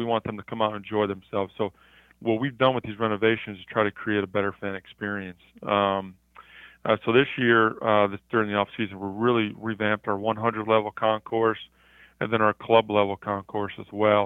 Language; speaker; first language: English; native; English